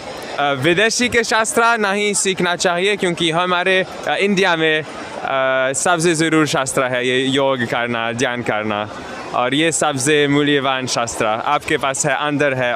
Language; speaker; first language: Hindi; non-native, learner; German